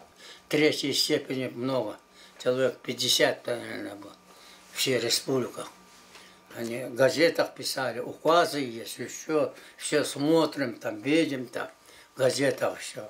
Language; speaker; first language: Russian; non-native, local second language; Yakut